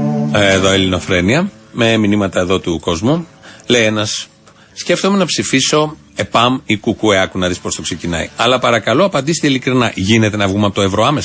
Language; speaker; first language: Greek; native; Greek